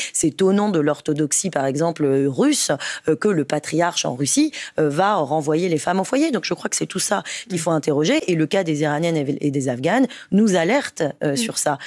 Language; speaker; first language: French; early bilingual, other home language; Persian